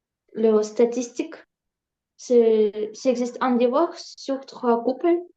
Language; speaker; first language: French; non-native, learner; Ukrainian